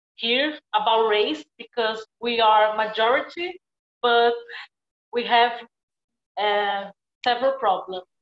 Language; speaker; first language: English; non-native, fluent; Portuguese